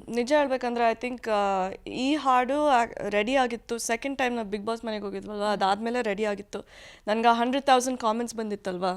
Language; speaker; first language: Kannada; early bilingual, heritage; Kannada